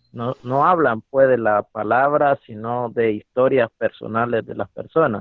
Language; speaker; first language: Spanish; native; Spanish